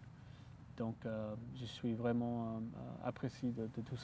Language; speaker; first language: French; non-native, local second language; English